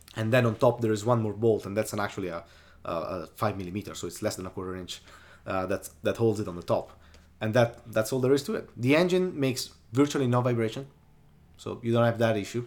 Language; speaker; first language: English; non-native, fluent; Italian